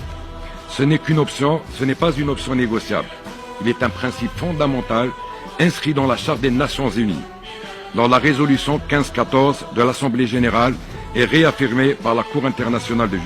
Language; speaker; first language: French; non-native, local second language; Arabic